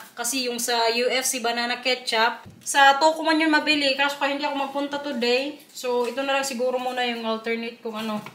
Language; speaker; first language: Filipino; non-native, local second language; Waray